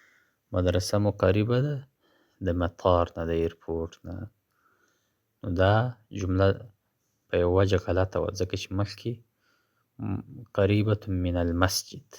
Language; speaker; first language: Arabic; non-native, fluent; Pashto